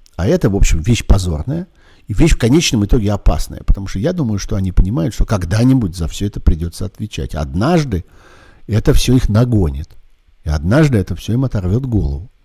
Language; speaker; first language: Russian; native; Russian